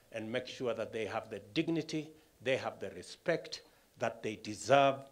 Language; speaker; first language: English; non-native, local second language; Kalenjin